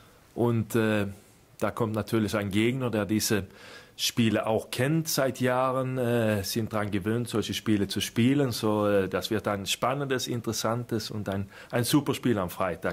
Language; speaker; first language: German; non-native, fluent; Swedish